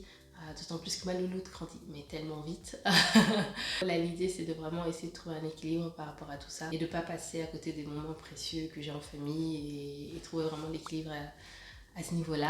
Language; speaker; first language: French; native; French